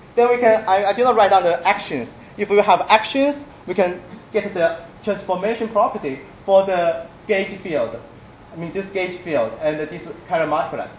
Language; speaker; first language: English; non-native, fluent; Chinese